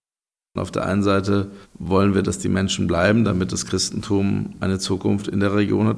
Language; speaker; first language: German; native; German